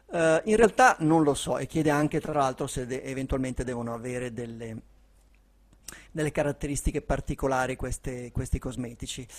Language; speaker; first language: Italian; native; Italian